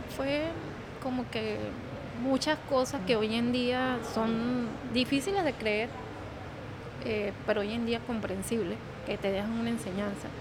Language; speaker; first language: Spanish; native; Spanish